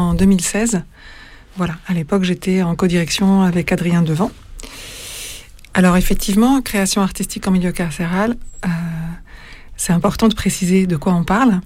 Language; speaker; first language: French; native; French